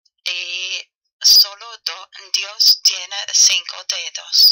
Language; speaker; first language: Spanish; non-native, fluent; German